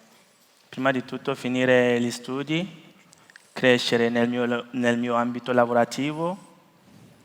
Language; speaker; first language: Italian; non-native, fluent; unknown